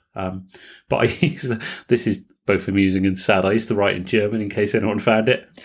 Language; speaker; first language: English; native; English